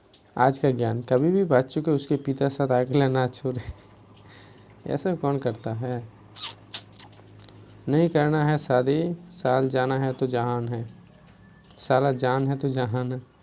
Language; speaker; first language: Hindi; non-native, local second language; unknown